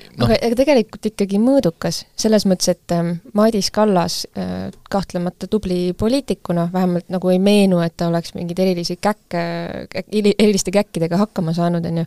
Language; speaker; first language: Estonian; native; Estonian